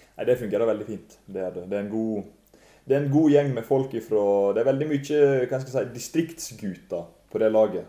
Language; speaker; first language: Norwegian; native; Norwegian